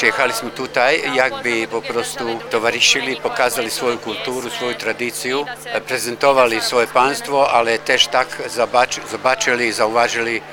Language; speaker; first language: Polish; non-native, learner; Croatian